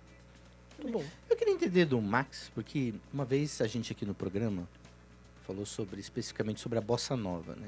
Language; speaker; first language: Portuguese; native; Portuguese